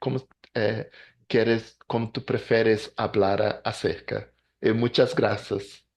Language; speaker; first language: Spanish; non-native, learner; Portuguese